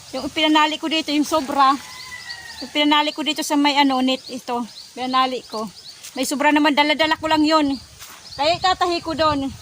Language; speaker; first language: Filipino; non-native, local second language; Waray